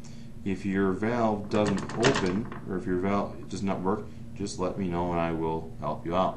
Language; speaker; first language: English; native; English